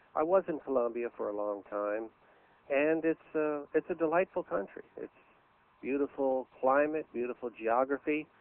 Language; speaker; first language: English; native; English